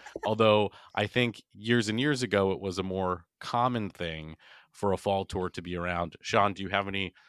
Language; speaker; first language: English; native; English